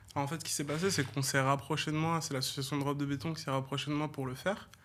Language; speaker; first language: French; native; French